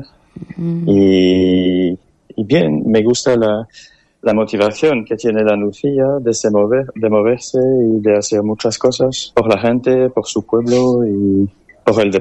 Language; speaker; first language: Spanish; non-native, learner; French